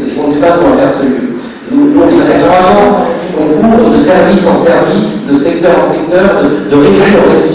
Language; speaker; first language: French; native; French